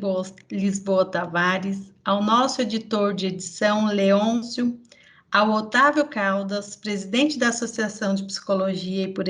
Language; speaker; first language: Portuguese; native; Portuguese